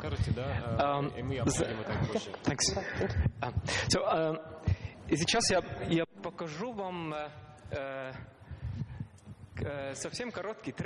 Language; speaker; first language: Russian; non-native, learner; Estonian